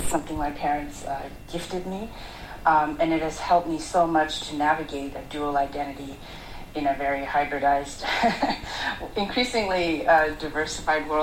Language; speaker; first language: English; native; English